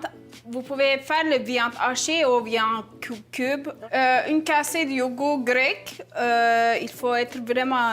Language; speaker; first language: French; non-native, learner; Turkish